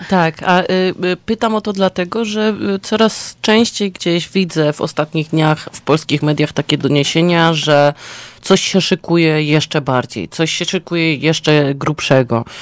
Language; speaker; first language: Polish; native; Polish